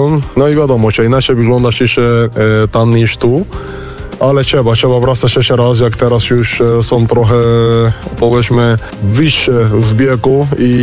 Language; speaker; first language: Polish; non-native, fluent; Spanish